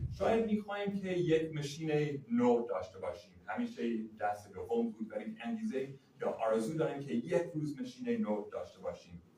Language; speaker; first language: Persian; non-native, fluent; English